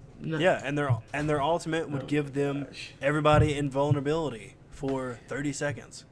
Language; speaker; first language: English; native; English